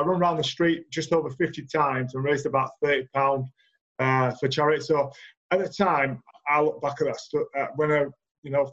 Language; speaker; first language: English; native; English